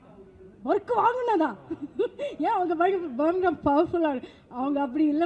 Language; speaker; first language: Tamil; non-native, local second language; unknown